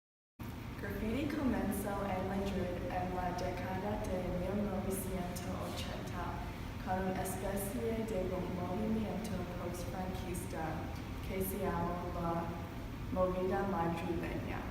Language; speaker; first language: Spanish; non-native, learner; English